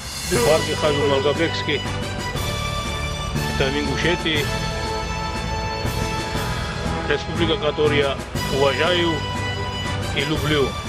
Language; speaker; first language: Russian; non-native, learner; Georgian